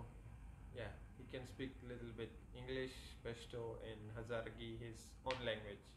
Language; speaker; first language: English; non-native, fluent; Hazaragi